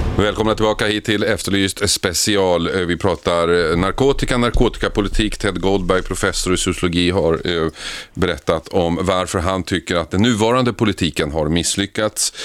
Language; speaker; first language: Swedish; native; Swedish